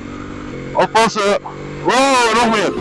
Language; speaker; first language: Dutch; native; Dutch